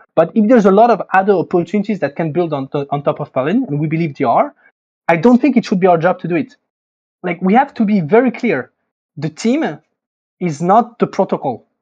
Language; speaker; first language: English; non-native, fluent; French